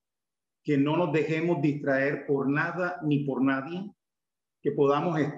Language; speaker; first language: Spanish; native; Spanish